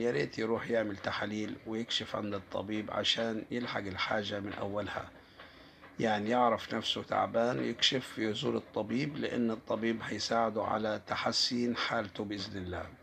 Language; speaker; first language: Arabic; native; Arabic